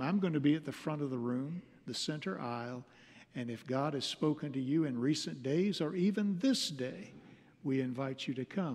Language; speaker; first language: English; native; English